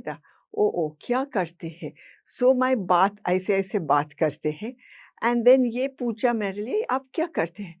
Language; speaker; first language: Hindi; non-native, local second language; English